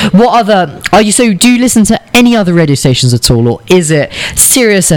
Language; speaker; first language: English; native; English